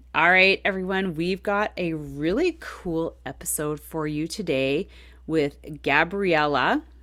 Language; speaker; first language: English; native; English